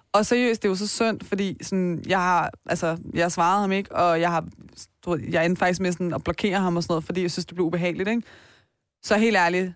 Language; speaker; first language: Danish; early bilingual, other home language; Persian